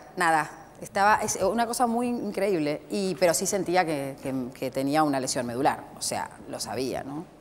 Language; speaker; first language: Spanish; native; Spanish